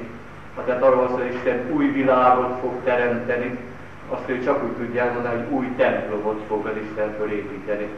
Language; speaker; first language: Hungarian; native; Hungarian